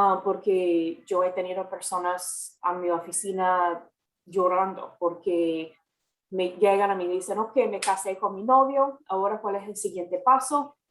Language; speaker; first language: Spanish; non-native, fluent; English